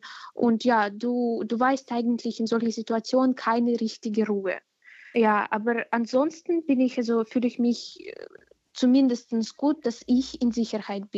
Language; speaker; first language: German; non-native, fluent; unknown